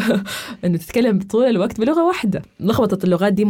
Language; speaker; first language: Arabic; native; Arabic